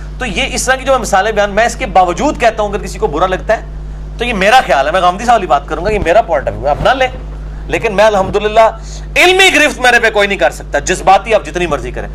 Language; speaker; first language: Urdu; non-native, local second language; Punjabi